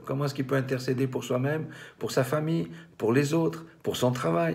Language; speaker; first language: French; native; French